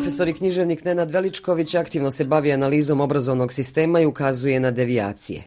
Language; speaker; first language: Bosnian; native; Bosnian